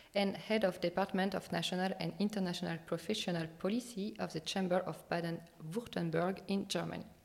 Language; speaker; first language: English; non-native, fluent; French